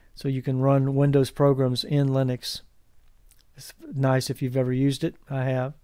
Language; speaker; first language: English; native; English